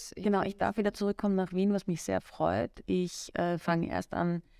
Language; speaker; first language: German; native; German